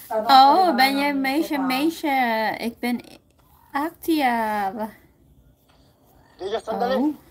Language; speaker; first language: Dutch; non-native, learner; Filipino